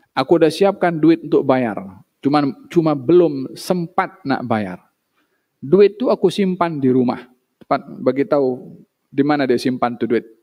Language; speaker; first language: Malay; native; Malay